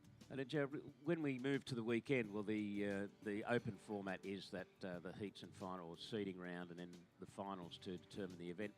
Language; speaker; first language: English; native; English